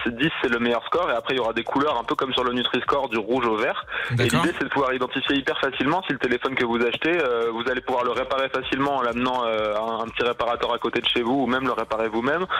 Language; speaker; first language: French; native; French